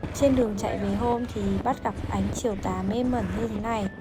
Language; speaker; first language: Vietnamese; native; Vietnamese